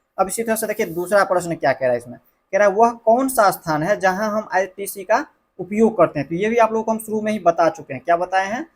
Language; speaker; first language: Hindi; native; Hindi